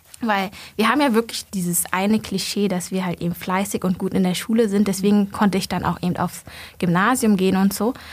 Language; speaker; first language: German; early bilingual, other home language; Vietnamese